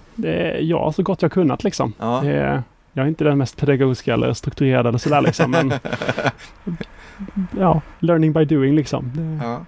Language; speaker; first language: Swedish; native; Swedish